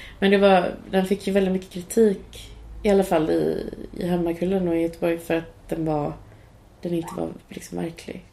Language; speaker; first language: Swedish; early bilingual, other home language; Cantonese